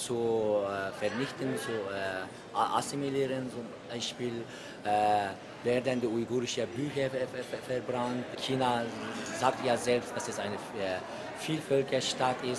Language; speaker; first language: German; non-native, fluent; Uyghur